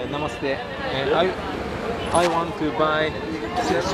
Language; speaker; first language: English; non-native, learner; Japanese